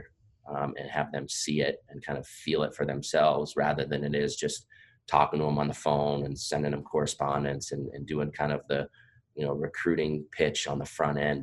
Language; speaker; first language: English; native; English